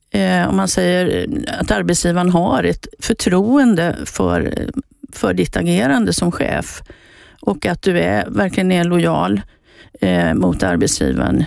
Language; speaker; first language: Swedish; native; Swedish